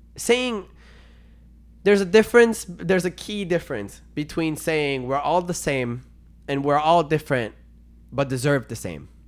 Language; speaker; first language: English; non-native, fluent; Spanish